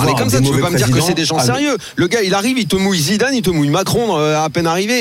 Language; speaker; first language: French; native; French